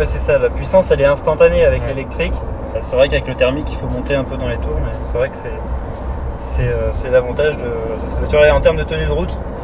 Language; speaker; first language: French; native; French